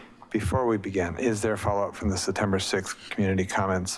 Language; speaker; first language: English; native; English